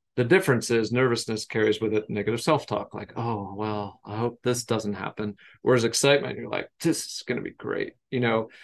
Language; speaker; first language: English; native; English